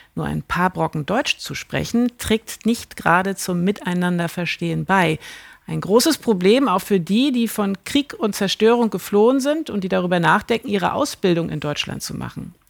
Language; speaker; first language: German; native; German